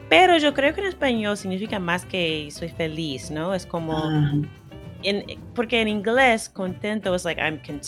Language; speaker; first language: Spanish; non-native, fluent; English